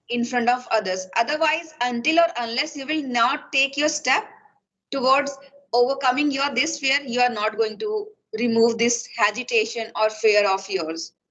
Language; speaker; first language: English; non-native, fluent; Hindi